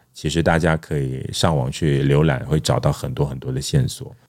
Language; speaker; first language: Chinese; non-native, local second language; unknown